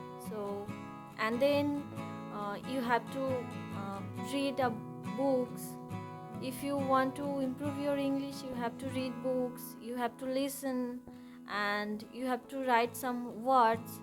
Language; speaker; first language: English; non-native, learner; Bangla